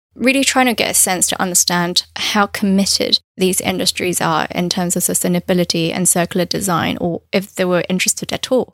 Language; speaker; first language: English; non-native, fluent; Chinese